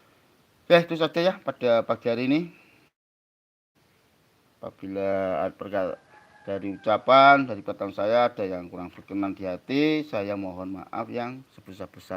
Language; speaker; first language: Indonesian; native; Indonesian